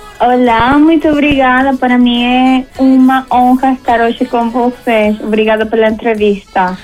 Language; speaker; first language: Portuguese; early bilingual, heritage; Portuguese